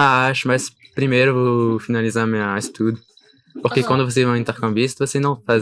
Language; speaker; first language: Portuguese; non-native, learner; French